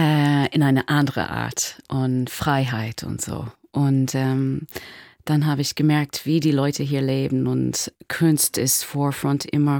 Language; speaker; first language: German; non-native, learner; English